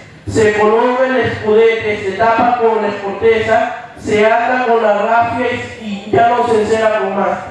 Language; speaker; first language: Spanish; native; Spanish